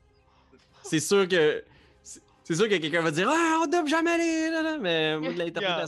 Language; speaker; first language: French; native; French